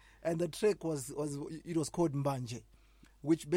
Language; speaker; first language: English; non-native, local second language; Shona